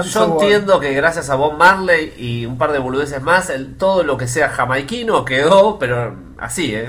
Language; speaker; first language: Spanish; native; Spanish